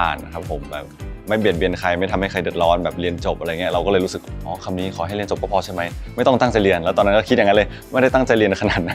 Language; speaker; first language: Thai; native; Thai